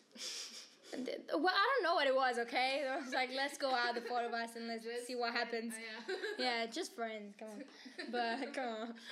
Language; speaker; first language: English; native; English